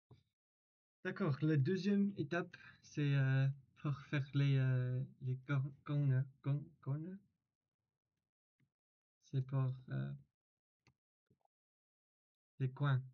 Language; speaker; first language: French; non-native, learner; English